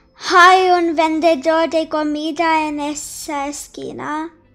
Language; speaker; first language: Spanish; non-native, learner; English